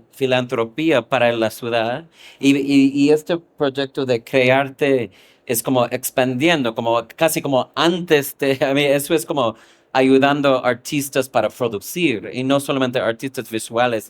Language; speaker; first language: Spanish; non-native, fluent; English